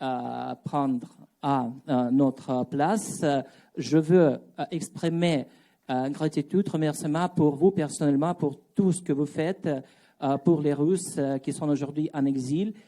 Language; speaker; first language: French; non-native, fluent; Russian